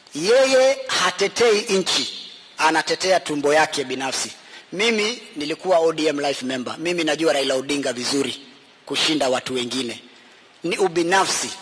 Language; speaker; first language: Swahili; native; Swahili